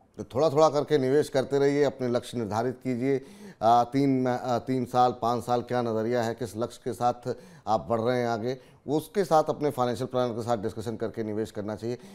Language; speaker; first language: Hindi; native; Hindi